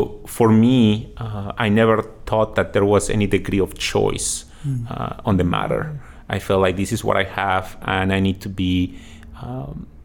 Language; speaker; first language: English; non-native, fluent; Spanish